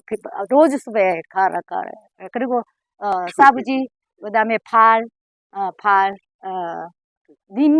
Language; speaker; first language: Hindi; non-native, learner; Korean